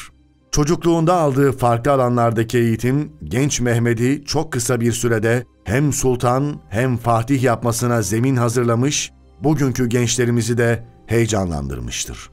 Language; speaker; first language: Turkish; native; Turkish